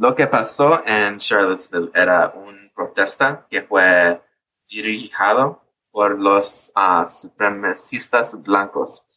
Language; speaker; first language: Spanish; early bilingual, heritage; English